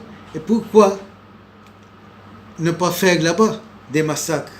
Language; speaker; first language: French; non-native, local second language; Arabic